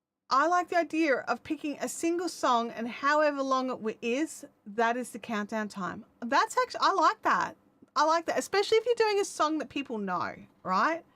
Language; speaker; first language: English; native; English